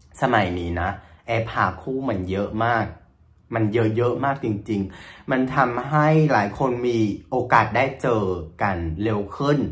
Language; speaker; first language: Thai; non-native, fluent; Vietnamese